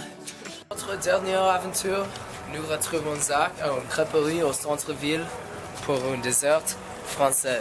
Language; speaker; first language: French; non-native, learner; English